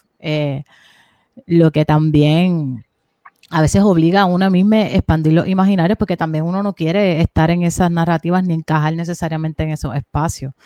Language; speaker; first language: Spanish; native; Spanish